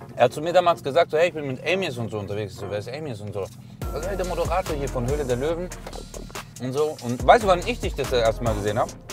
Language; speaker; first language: German; early bilingual, other home language; Turkish